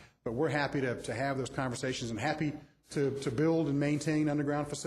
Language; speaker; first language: English; native; English